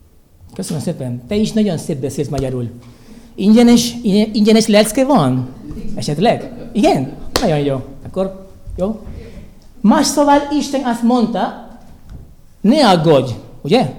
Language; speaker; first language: Hungarian; non-native, learner; Spanish